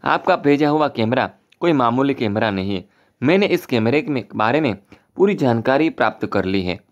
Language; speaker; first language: Hindi; non-native, local second language; Gujarati